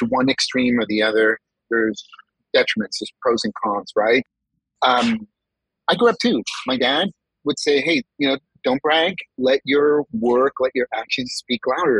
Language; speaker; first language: English; early bilingual, other home language; Spanish